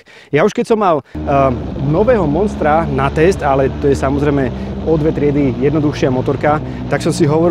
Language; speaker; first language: Slovak; native; Slovak